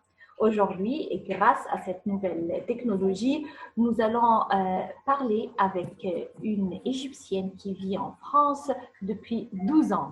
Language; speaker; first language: French; non-native, fluent; Arabic